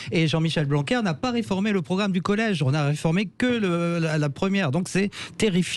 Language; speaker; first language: French; native; French